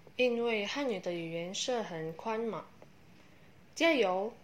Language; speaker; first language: Chinese; non-native, learner; Indonesian